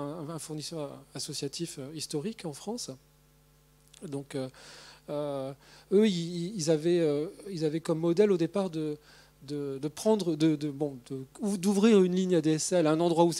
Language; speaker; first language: French; native; French